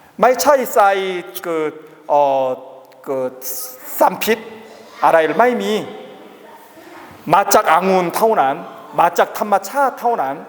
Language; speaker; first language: Thai; non-native, learner; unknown